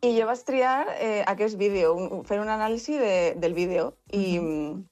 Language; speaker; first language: Catalan; non-native, local second language; Spanish